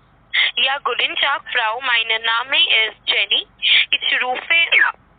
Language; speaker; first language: German; non-native, learner; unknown